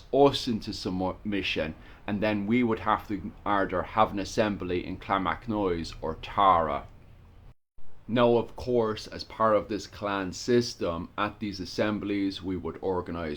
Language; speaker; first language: English; native; English